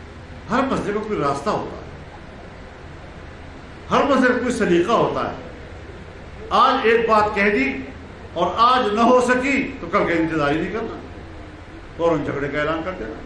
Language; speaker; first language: Urdu; non-native, local second language; Pashto